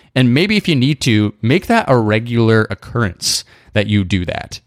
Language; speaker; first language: English; native; English